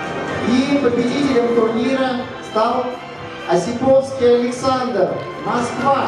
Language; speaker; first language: Russian; native; Russian